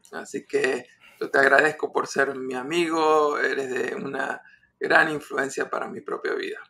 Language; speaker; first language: Spanish; native; Spanish